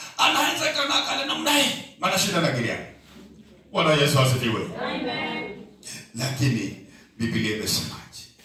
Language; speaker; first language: Swahili; non-native, local second language; Giryama